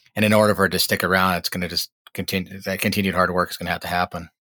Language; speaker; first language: English; native; English